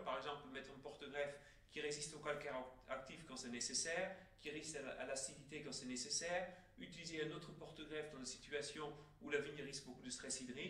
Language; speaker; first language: French; native; French